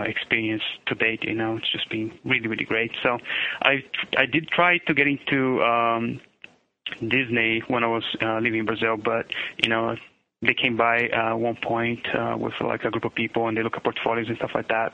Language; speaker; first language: English; non-native, fluent; Portuguese